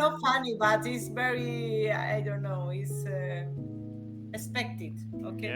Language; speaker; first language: English; non-native, learner; Spanish